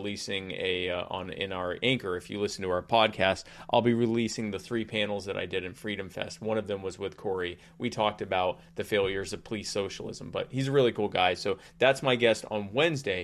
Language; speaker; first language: English; native; English